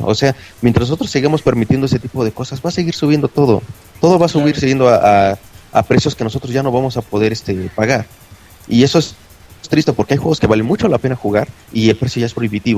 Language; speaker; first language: Spanish; native; Spanish